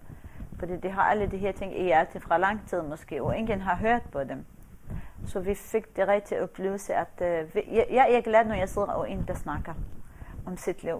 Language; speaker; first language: Danish; non-native, fluent; Arabic